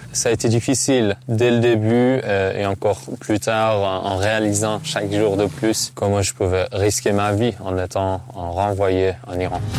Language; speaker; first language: French; non-native, fluent; Persian